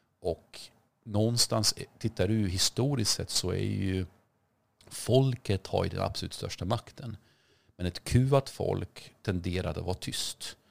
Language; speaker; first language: Swedish; early bilingual, other home language; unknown